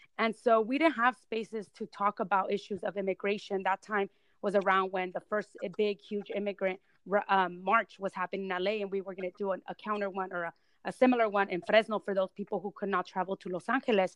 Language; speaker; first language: English; early bilingual, other home language; Spanish